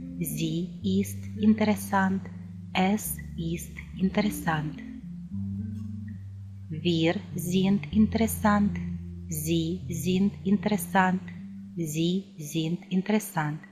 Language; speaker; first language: German; non-native, fluent; Ukrainian